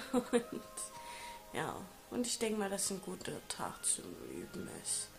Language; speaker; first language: German; native; German